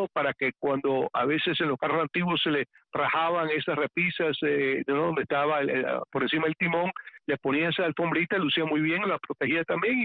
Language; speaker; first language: Spanish; early bilingual, heritage; Spanish